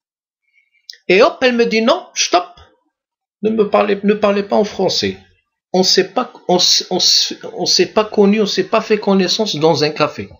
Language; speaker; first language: French; non-native, local second language; Arabic